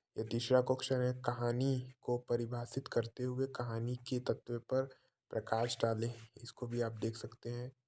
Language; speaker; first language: Hindi; native; Hindi